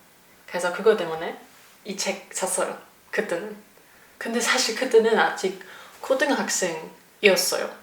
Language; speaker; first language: Korean; non-native, learner; German